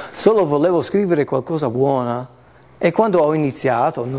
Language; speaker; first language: Italian; non-native, fluent; English